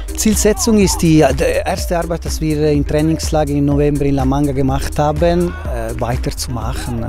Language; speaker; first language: German; non-native, fluent; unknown